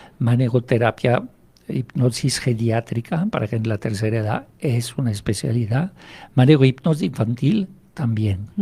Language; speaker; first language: Spanish; non-native, fluent; French